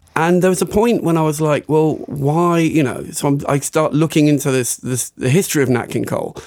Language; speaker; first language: English; native; English